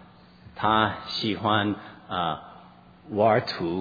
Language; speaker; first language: Chinese; non-native, fluent; English